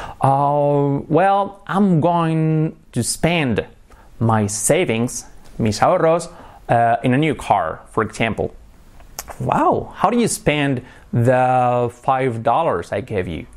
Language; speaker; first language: English; non-native, fluent; Spanish